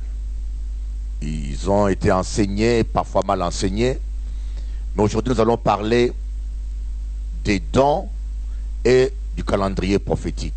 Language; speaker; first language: French; non-native, local second language; Lingala